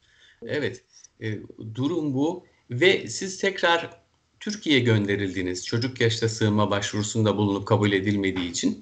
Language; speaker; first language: Turkish; native; Turkish